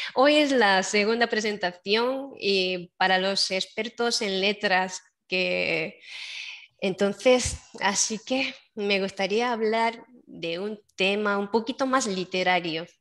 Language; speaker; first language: Spanish; non-native, fluent; Japanese